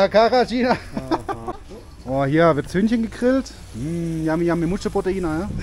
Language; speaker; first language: German; native; German